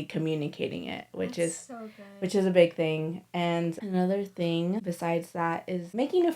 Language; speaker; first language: English; native; English